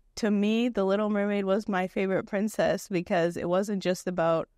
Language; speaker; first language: English; native; English